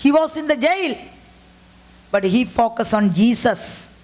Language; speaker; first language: English; non-native, local second language; Tamil